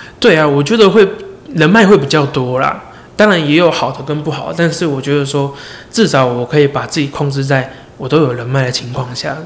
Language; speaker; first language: Chinese; native; Chinese